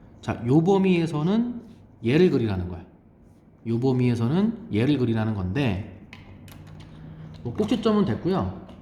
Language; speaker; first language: Korean; native; Korean